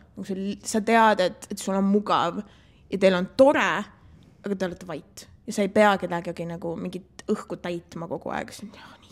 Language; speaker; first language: Estonian; native; Estonian